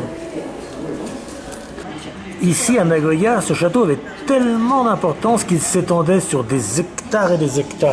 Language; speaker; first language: French; native; French